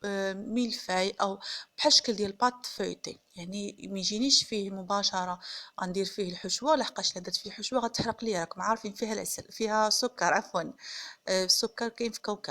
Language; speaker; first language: Arabic; native; Arabic